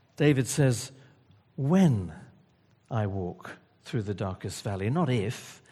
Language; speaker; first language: English; native; English